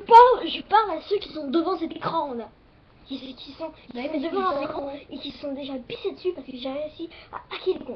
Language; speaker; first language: French; native; French